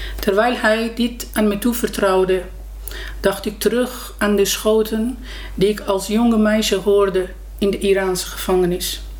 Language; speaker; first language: Dutch; non-native, fluent; Persian